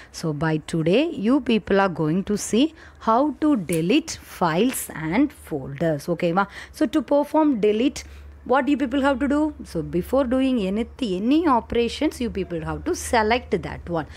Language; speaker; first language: English; non-native, local second language; Tamil